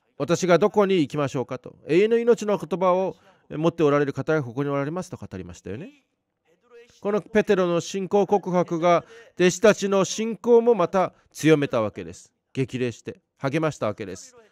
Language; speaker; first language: Japanese; non-native, fluent; Korean